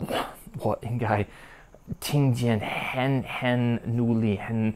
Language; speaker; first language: Chinese; non-native, learner; English